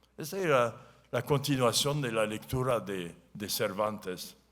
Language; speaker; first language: Spanish; non-native, learner; French